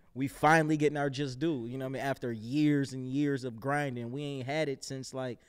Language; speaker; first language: English; native; English